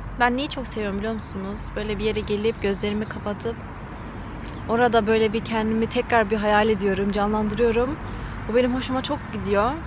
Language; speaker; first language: Turkish; early bilingual, heritage; Turkish